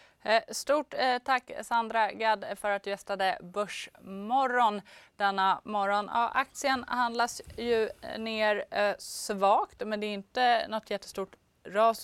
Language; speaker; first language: Swedish; native; Swedish